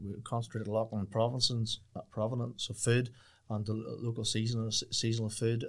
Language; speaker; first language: English; native; English